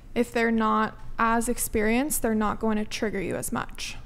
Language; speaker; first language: English; native; English